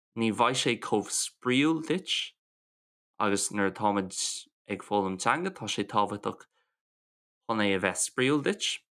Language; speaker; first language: Irish; non-native, local second language; English